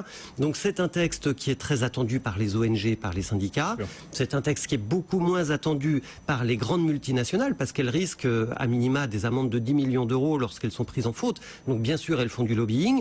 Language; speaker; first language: French; native; French